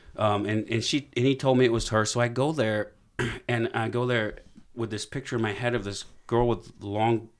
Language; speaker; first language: English; native; English